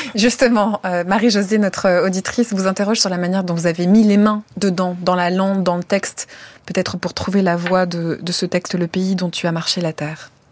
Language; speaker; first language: French; native; French